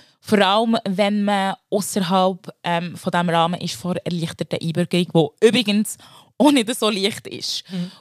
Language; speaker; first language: German; early bilingual, other home language; Lingala